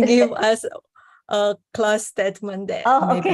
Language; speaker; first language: English; non-native, fluent; Indonesian